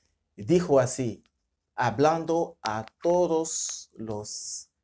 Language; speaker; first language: Spanish; non-native, fluent; French